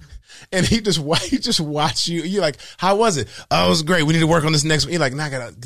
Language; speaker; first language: English; native; English